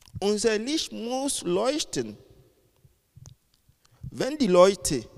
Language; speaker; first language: German; non-native, fluent; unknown